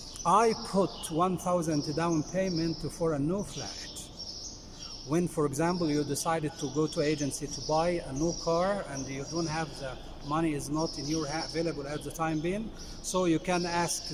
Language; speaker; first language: English; non-native, fluent; Arabic